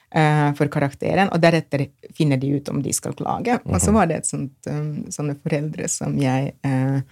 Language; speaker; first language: Norwegian; non-native, fluent; Finnish